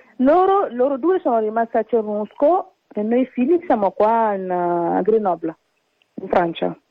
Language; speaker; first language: Italian; early bilingual, other home language; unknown